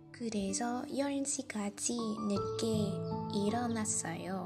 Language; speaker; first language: Korean; non-native, learner; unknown